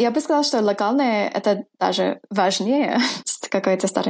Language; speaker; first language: Russian; non-native, fluent; English